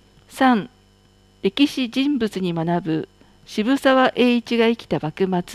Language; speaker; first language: Japanese; native; Japanese